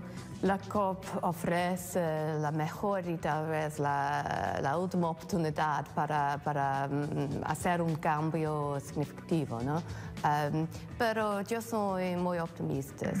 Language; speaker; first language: Spanish; non-native, fluent; English